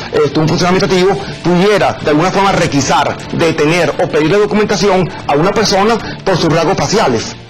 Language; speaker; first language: Spanish; native; Spanish